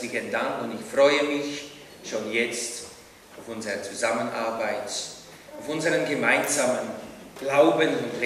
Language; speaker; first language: German; non-native, fluent; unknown